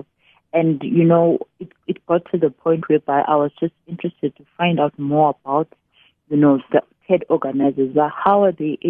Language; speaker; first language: English; non-native, local second language; Xhosa